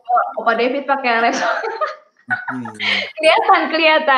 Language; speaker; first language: Indonesian; native; Indonesian